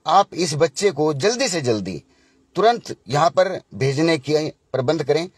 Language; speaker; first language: Hindi; native; Hindi